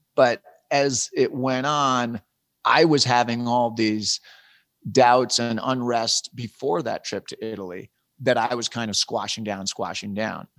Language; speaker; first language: English; native; English